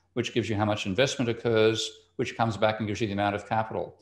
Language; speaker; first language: English; native; English